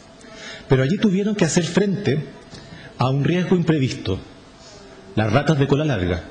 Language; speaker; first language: Spanish; native; Spanish